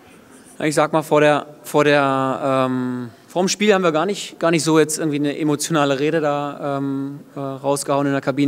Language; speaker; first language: German; native; German